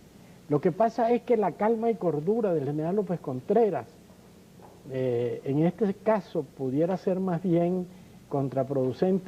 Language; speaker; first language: Spanish; native; Spanish